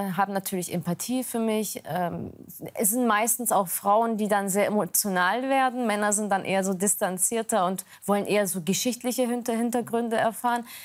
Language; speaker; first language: German; native; German